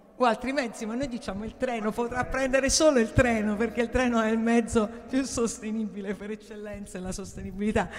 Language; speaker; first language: Italian; native; Italian